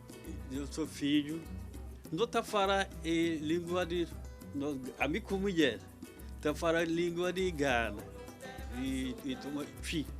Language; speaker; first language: Portuguese; non-native, learner; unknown